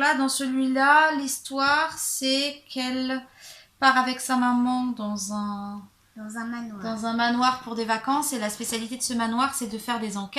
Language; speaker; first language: French; native; French